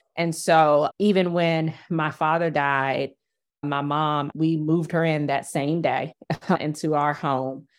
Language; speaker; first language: English; native; English